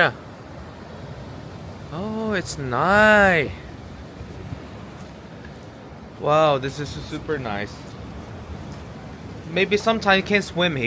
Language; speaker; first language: English; non-native, learner; Korean